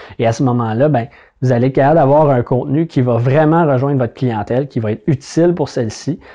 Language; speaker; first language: French; native; French